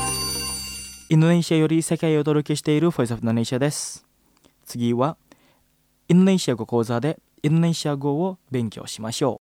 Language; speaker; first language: Japanese; non-native, fluent; Indonesian